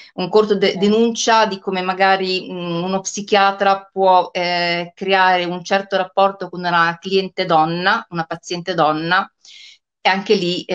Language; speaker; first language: Italian; native; Italian